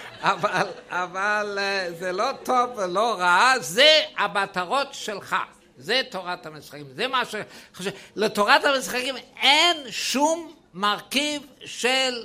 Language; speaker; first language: Hebrew; non-native, fluent; German